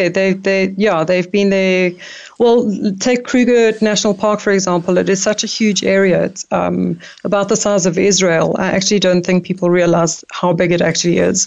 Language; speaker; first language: English; native; English